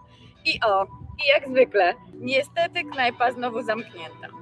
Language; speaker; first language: Polish; native; Polish